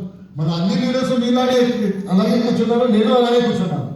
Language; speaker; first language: Telugu; non-native, learner; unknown